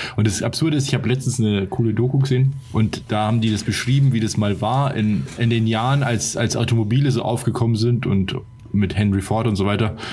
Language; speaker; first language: German; early bilingual, other home language; Polish